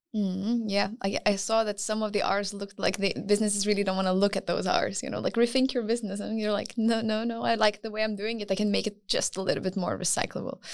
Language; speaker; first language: English; non-native, fluent; Lithuanian